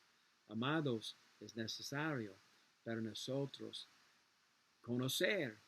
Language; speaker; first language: Spanish; non-native, learner; English